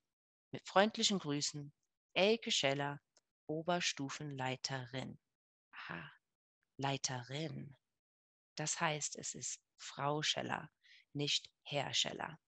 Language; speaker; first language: German; non-native, fluent; English